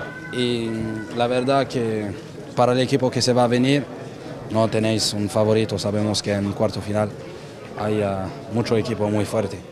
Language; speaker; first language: Spanish; non-native, learner; French